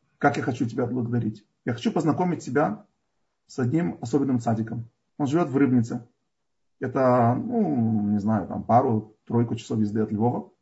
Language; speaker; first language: Russian; native; Russian